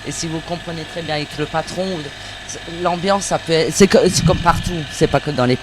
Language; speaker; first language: French; native; French